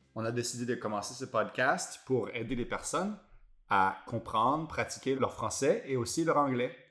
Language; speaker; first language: French; native; French